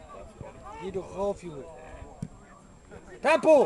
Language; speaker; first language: German; non-native, learner; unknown